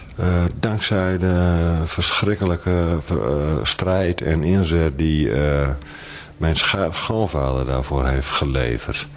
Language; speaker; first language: Dutch; native; Dutch